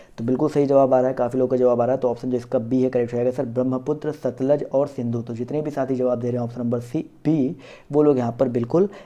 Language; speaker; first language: Hindi; native; Hindi